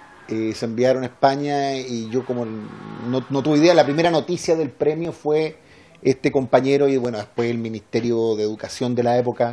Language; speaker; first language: Spanish; native; Spanish